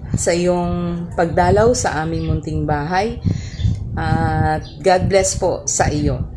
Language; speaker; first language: Filipino; native; Filipino